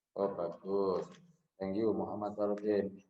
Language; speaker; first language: English; non-native, learner; Indonesian